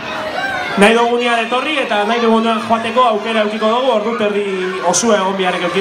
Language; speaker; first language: Basque; native; Basque